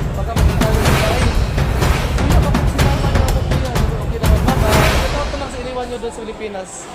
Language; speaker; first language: Filipino; non-native, local second language; Cebuano